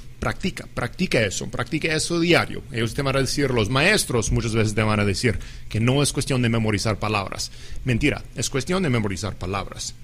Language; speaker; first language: Spanish; non-native, fluent; English